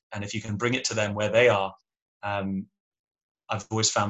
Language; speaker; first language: English; native; English